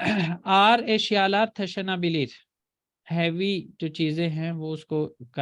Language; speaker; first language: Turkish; non-native, fluent; Urdu